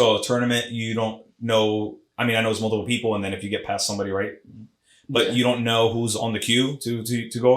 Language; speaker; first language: English; native; English